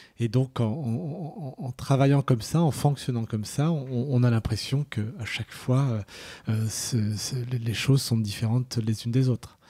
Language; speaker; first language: French; early bilingual, other home language; Arabic